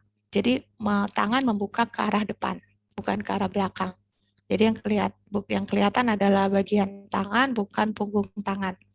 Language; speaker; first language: Indonesian; native; Indonesian